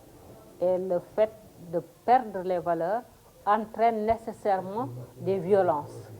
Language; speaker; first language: French; non-native, local second language; Fula